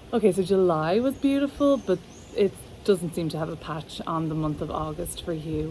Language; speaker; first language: English; native; English